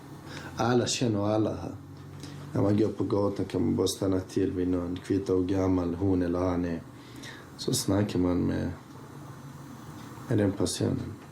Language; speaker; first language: Swedish; early bilingual, other home language; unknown